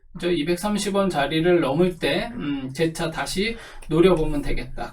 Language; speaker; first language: Korean; native; Korean